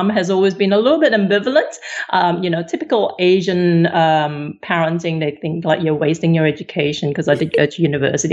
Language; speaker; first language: English; non-native, local second language; Cantonese